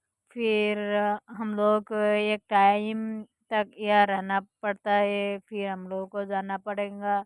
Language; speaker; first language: Hindi; non-native, fluent; Bangla